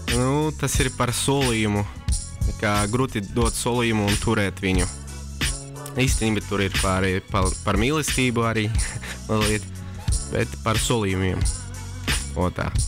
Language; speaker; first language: Latvian; non-native, local second language; Russian